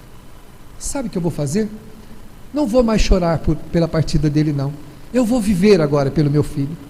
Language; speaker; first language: Portuguese; native; Portuguese